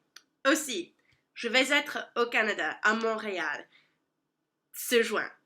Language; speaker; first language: French; non-native, learner; English